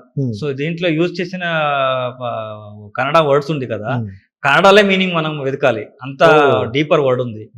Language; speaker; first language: Telugu; non-native, learner; Kannada